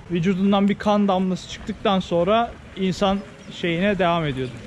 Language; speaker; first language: Turkish; native; Turkish